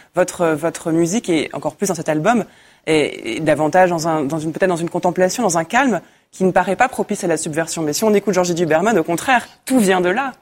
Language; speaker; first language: French; native; French